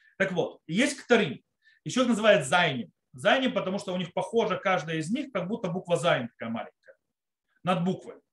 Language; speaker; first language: Russian; early bilingual, heritage; Russian